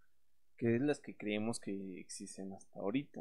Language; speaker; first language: Spanish; native; Spanish